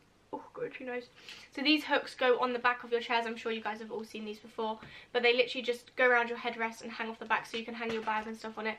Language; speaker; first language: English; native; English